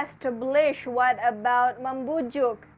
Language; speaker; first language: English; non-native, fluent; Indonesian